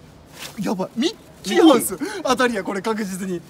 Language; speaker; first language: Japanese; native; Japanese